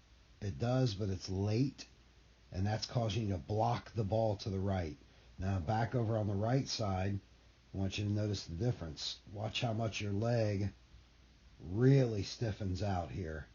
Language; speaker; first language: English; native; English